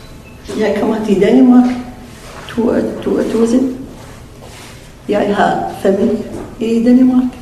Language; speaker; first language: Danish; non-native, learner; Arabic